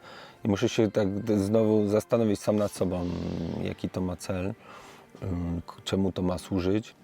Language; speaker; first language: Polish; native; Polish